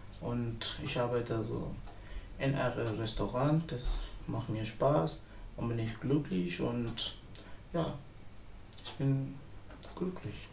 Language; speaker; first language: German; non-native, learner; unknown